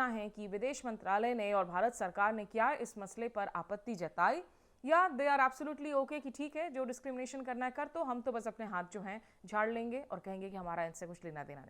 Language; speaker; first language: Hindi; native; Hindi